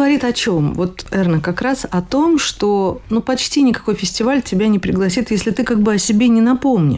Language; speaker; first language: Russian; native; Russian